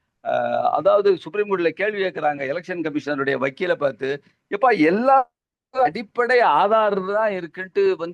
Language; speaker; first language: Tamil; native; Tamil